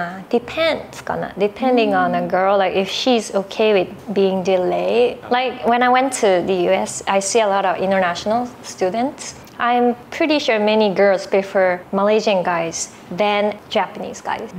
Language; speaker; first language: English; non-native, fluent; Japanese